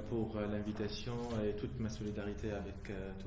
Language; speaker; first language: French; non-native, local second language; Arabic